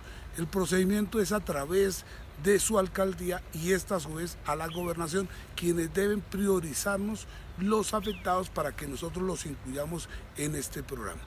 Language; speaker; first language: Spanish; native; Spanish